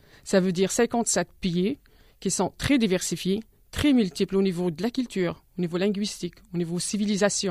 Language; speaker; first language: French; non-native, local second language; Arabic